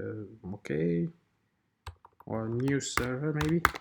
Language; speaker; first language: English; non-native, fluent; French